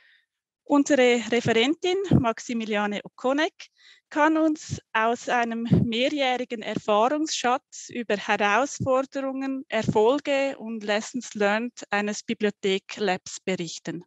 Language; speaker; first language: German; native; German